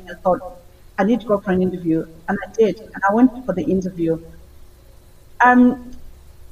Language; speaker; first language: English; non-native, local second language; Shona